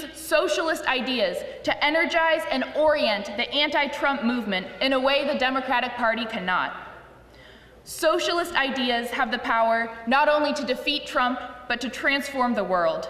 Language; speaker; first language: English; native; English